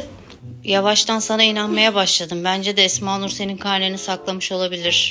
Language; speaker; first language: Turkish; native; Turkish